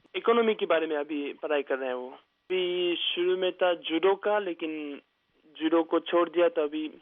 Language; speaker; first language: Urdu; early bilingual, other home language; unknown